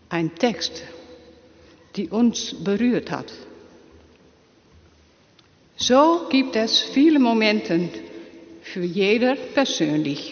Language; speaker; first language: German; non-native, learner; Dutch